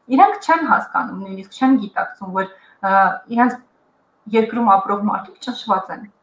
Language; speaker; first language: Armenian; early bilingual, heritage; Armenian